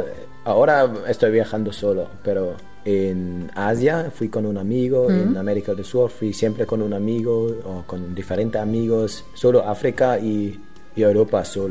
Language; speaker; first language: Spanish; non-native, learner; German